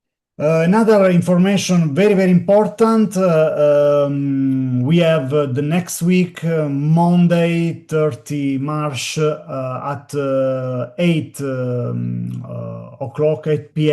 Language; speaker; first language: English; non-native, learner; Italian